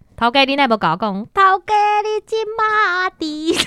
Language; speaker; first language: Min Nan Chinese; non-native, local second language; Chinese